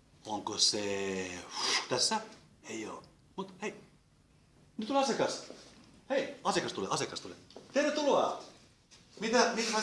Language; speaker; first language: Finnish; non-native, local second language; Swedish